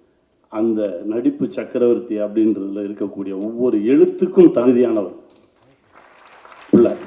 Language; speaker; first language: Tamil; native; Tamil